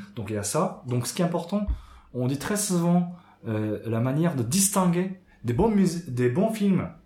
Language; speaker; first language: French; non-native, fluent; Japanese